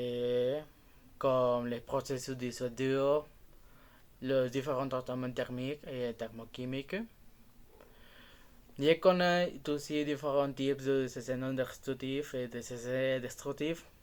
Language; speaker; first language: French; non-native, learner; Spanish